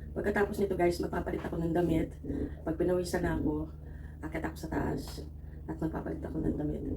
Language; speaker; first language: Filipino; native; Filipino